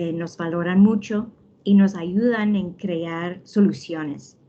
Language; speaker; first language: Spanish; early bilingual, heritage; Spanish